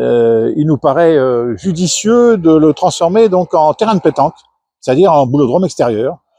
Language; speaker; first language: French; native; French